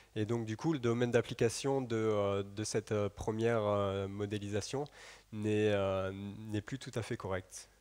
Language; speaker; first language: French; native; French